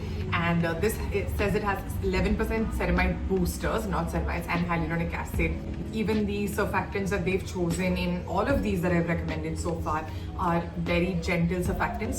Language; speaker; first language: English; native; English